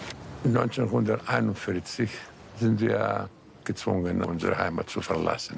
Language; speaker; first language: German; non-native, fluent; Greek